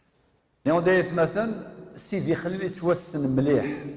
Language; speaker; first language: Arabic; non-native, local second language; Kabyle